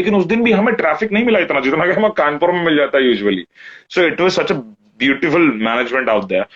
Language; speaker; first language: Hindi; native; Hindi